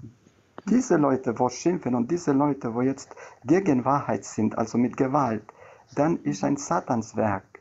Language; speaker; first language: German; non-native, learner; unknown